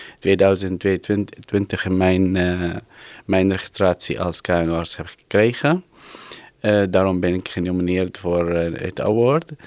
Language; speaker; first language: Dutch; non-native, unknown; Arabic